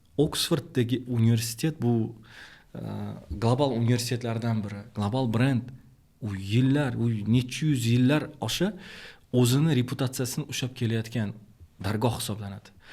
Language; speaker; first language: Uzbek; native; Uzbek